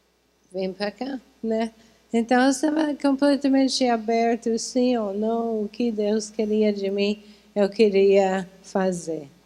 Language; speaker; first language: Portuguese; non-native, fluent; English